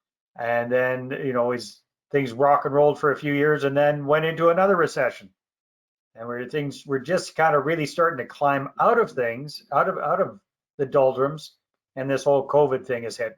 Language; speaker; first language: English; native; English